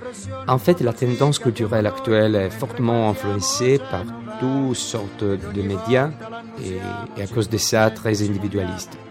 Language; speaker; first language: French; non-native, fluent; Italian